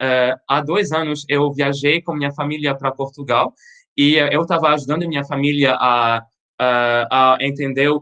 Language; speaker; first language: Portuguese; non-native, fluent; French